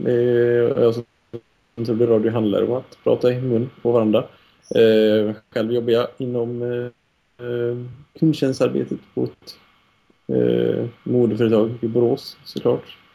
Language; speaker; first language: Swedish; native; Swedish